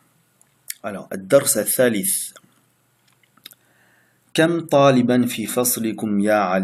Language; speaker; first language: Arabic; non-native, fluent; French